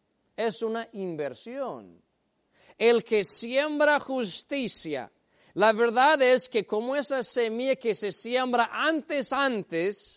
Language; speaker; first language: Spanish; native; Spanish